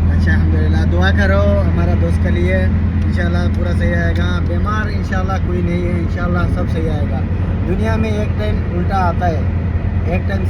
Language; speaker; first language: Hindi; non-native, learner; Bangla